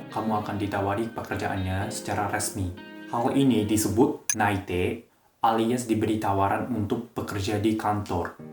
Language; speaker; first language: Indonesian; non-native, fluent; Japanese